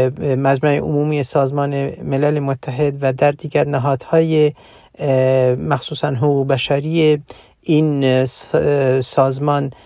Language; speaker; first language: Persian; non-native, local second language; Central Kurdish